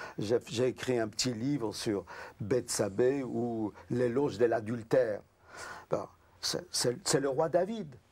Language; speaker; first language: French; non-native, fluent; Yiddish